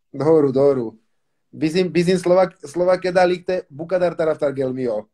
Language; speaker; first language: Turkish; non-native, learner; Slovak